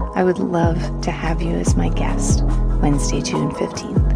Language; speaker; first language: English; native; English